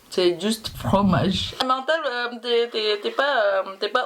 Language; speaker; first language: French; non-native, learner; Indonesian